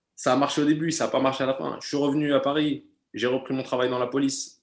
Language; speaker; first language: French; native; French